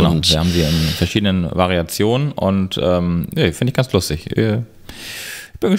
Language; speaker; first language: German; native; German